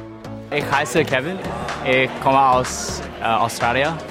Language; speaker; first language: German; non-native, learner; English